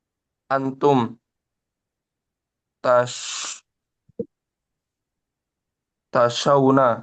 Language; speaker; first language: Arabic; non-native, learner; Indonesian